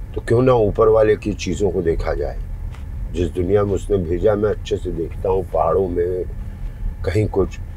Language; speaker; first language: Hindi; native; Hindi